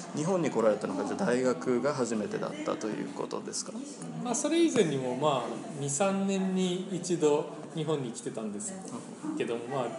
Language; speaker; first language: Japanese; early bilingual, other home language; Spanish